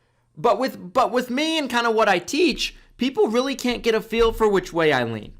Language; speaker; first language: English; native; English